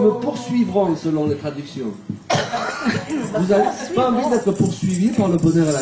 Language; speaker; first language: French; native; French